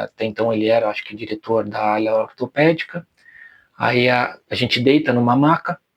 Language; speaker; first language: Portuguese; native; Portuguese